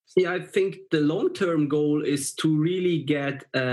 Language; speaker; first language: English; non-native, fluent; German